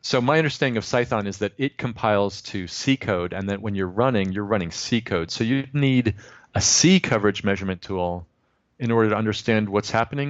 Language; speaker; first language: English; native; English